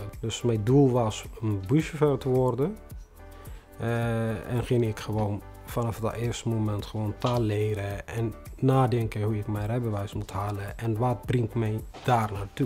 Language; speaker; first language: Dutch; non-native, fluent; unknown